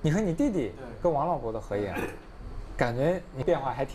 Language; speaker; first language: Chinese; native; Chinese